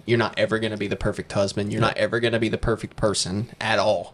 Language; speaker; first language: English; native; English